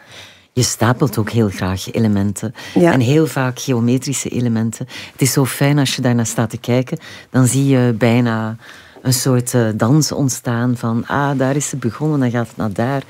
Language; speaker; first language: Dutch; native; Dutch